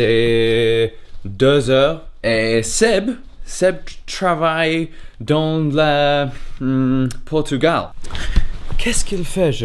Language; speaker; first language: French; non-native, learner; English